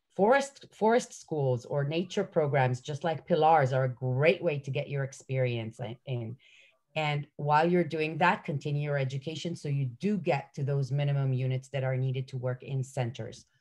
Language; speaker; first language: English; non-native, fluent; Hebrew